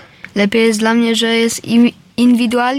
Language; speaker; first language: Polish; early bilingual, heritage; Polish